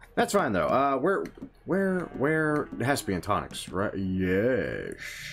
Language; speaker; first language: English; native; English